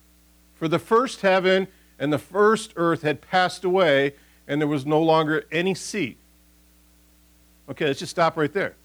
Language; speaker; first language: English; native; English